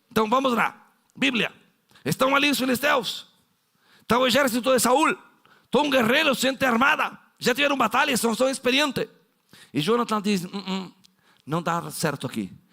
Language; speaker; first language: Portuguese; non-native, fluent; Spanish